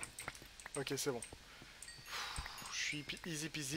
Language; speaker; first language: French; native; French